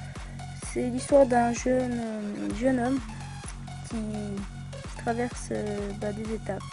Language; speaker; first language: French; native; French